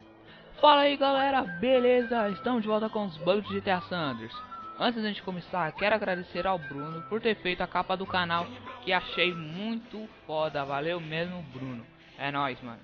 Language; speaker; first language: Portuguese; native; Portuguese